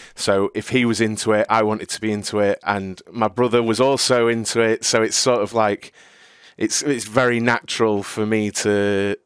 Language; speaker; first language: English; native; English